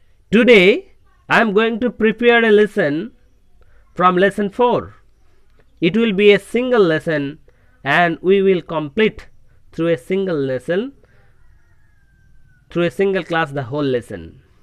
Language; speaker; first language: English; non-native, local second language; Bangla